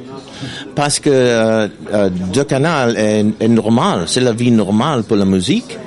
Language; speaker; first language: French; non-native, learner; English